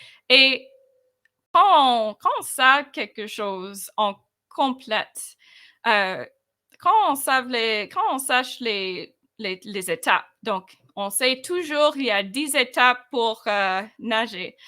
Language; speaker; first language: French; non-native, fluent; English